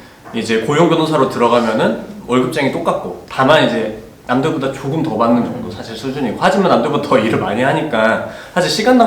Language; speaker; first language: Korean; native; Korean